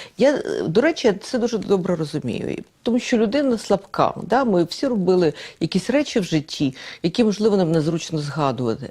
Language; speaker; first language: Ukrainian; non-native, local second language; Russian